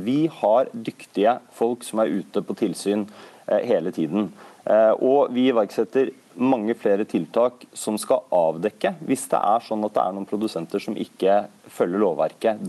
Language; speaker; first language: Norwegian; native; Norwegian